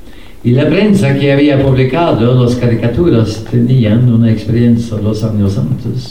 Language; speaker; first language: Spanish; non-native, fluent; Norwegian